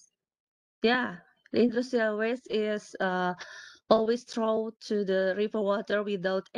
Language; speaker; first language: English; non-native, learner; Indonesian